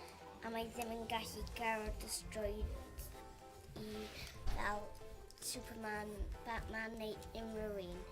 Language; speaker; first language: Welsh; non-native, local second language; English